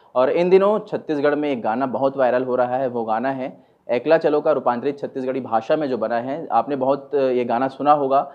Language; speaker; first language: Hindi; native; Hindi